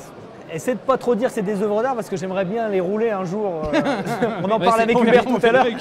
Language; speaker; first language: French; native; French